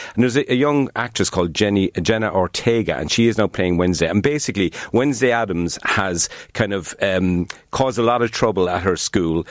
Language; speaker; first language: English; native; English